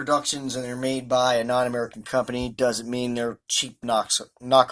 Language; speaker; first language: English; native; English